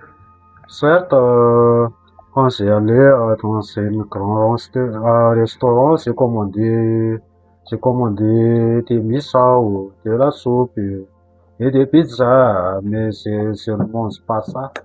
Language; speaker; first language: French; non-native, local second language; Malagasy